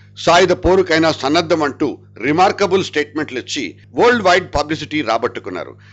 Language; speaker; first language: Telugu; native; Telugu